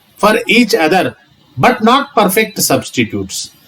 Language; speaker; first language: English; non-native, local second language; Telugu